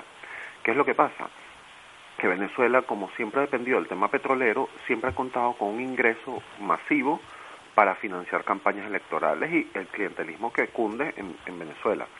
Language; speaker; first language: Spanish; native; Spanish